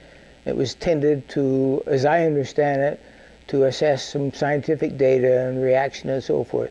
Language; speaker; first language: English; native; English